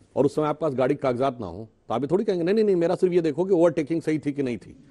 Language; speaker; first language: Hindi; native; Hindi